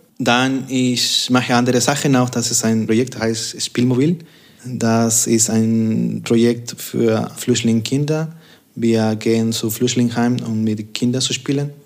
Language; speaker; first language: German; non-native, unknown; Spanish